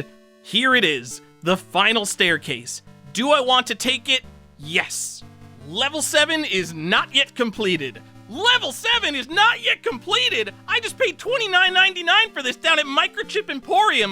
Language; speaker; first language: English; native; English